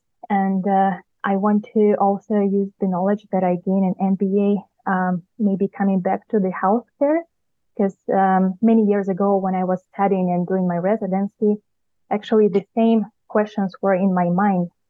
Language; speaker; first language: English; non-native, fluent; Ukrainian